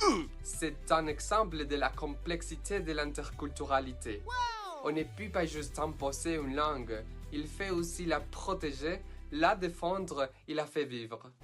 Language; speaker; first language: French; non-native, learner; Spanish